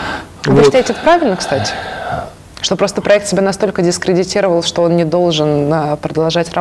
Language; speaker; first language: Russian; native; Russian